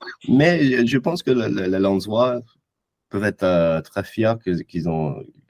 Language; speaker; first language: French; non-native, fluent; English